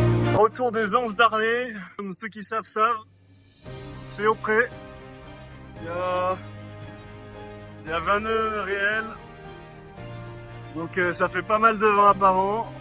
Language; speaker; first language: French; native; French